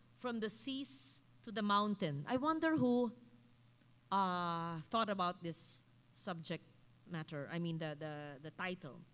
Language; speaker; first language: English; non-native, local second language; Filipino